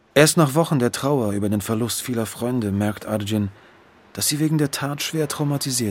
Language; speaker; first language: German; native; German